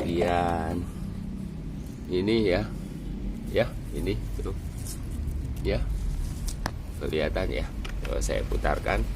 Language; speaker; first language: Indonesian; native; Indonesian